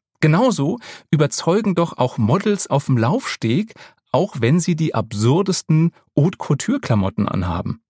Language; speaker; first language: German; native; German